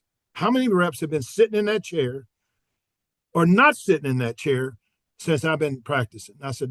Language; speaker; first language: English; native; English